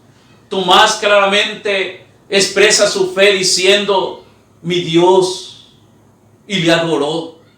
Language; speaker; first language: Spanish; native; Spanish